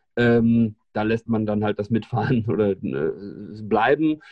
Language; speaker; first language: German; native; German